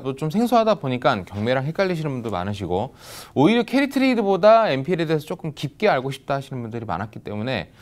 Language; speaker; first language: Korean; native; Korean